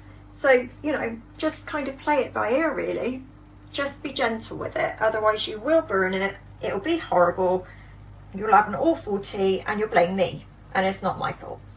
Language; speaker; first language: English; native; English